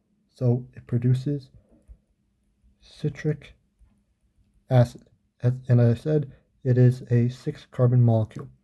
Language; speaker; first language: English; native; English